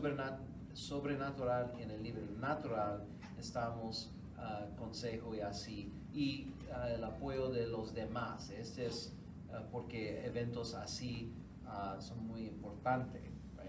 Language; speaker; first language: Spanish; non-native, fluent; English